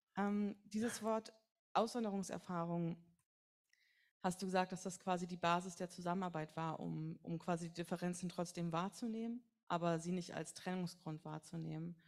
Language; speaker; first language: German; native; German